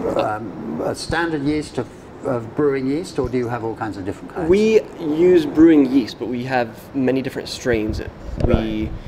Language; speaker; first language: English; native; English